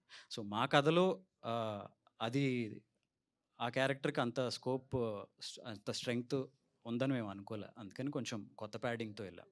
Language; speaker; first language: Telugu; native; Telugu